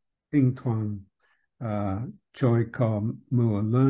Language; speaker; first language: Vietnamese; non-native, learner; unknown